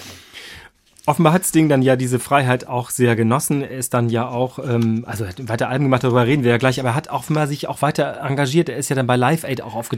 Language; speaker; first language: German; native; German